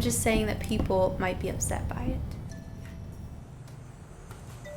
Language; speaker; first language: English; native; English